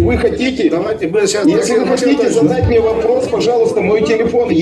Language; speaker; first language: Russian; native; Russian